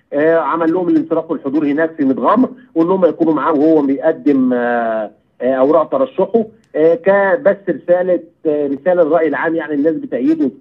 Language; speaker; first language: Arabic; native; Arabic